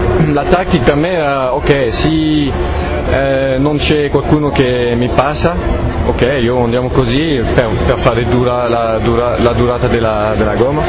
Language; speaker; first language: Italian; non-native, learner; French